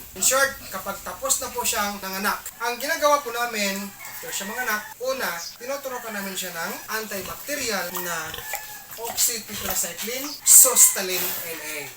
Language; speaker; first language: Filipino; non-native, local second language; Cebuano